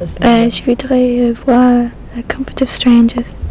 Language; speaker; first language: French; non-native, learner; English